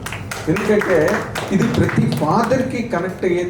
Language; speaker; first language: Telugu; native; Telugu